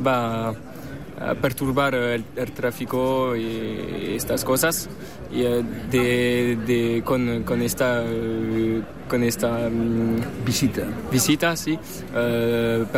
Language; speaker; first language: Spanish; non-native, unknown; French